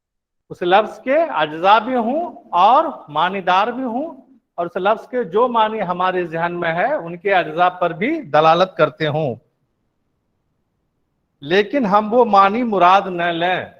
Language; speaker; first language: Urdu; native; Urdu